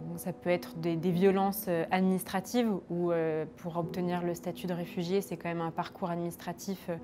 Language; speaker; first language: French; native; French